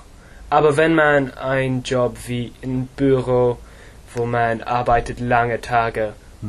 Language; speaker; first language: German; non-native, learner; English